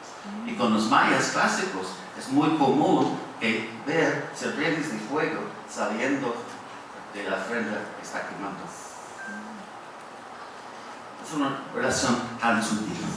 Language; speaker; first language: Spanish; non-native, fluent; English